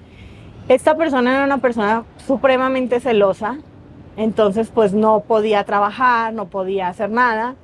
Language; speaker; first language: Spanish; native; Spanish